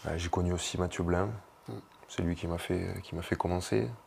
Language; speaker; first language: French; native; French